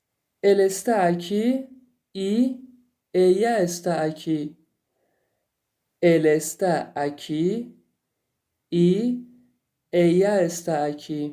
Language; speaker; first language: Spanish; non-native, fluent; Persian